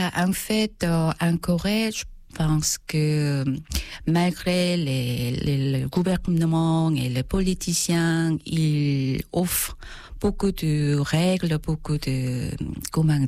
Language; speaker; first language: French; non-native, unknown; Korean